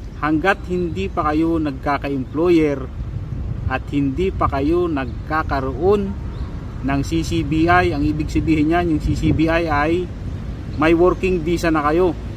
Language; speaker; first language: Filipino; native; Filipino